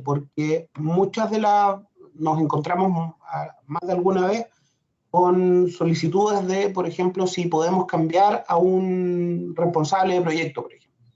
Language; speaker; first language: Spanish; native; Spanish